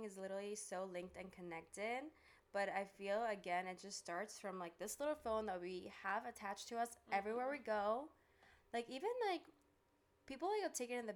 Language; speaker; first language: English; early bilingual, other home language; Greek